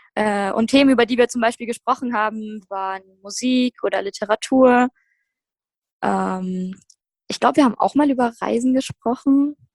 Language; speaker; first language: German; native; German